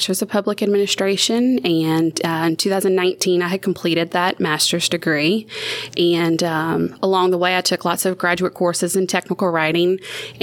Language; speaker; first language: English; native; English